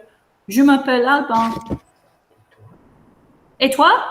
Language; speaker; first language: French; non-native, fluent; English